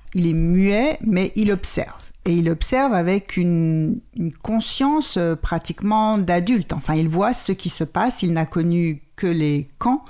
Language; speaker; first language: French; native; French